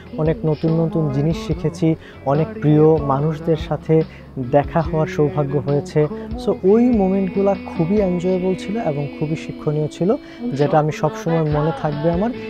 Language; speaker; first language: Bangla; native; Bangla